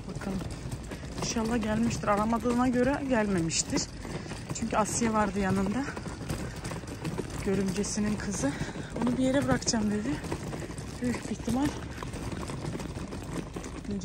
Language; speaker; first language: Turkish; early bilingual, heritage; Turkish